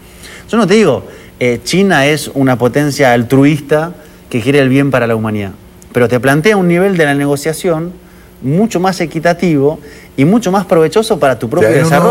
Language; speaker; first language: Spanish; native; Spanish